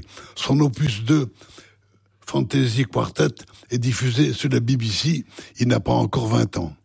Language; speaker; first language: French; native; French